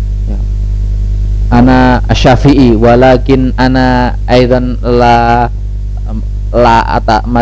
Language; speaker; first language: Arabic; non-native, fluent; Indonesian